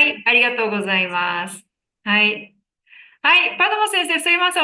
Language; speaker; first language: Japanese; non-native, fluent; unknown